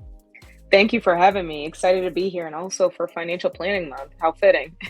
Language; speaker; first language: English; native; English